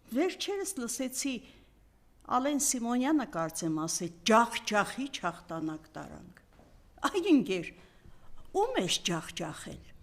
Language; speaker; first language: Armenian; native; Armenian